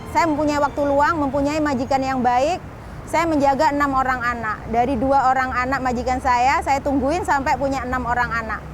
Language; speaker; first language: Indonesian; native; Indonesian